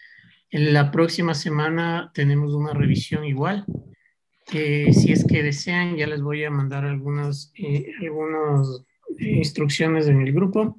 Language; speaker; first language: Spanish; native; Spanish